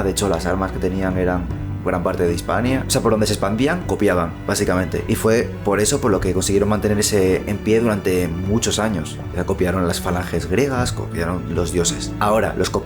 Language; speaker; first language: Spanish; native; Spanish